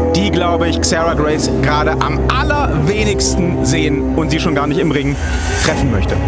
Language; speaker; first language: German; native; German